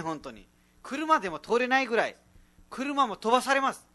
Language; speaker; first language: Japanese; non-native, fluent; Nepali